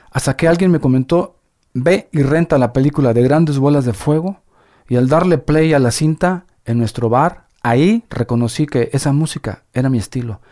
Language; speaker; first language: Spanish; native; Spanish